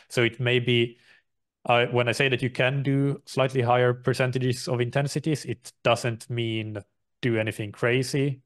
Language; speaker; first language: English; non-native, fluent; Finnish